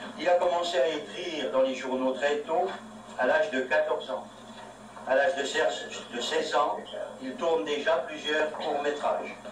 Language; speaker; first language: French; native; French